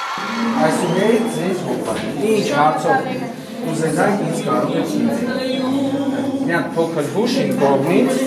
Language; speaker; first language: Armenian; native; Armenian